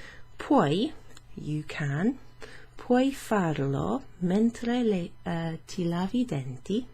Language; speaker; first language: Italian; non-native, fluent; English